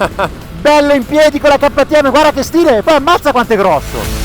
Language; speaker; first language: Italian; native; Italian